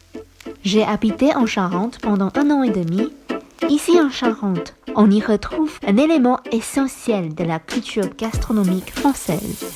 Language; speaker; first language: French; non-native, fluent; Chinese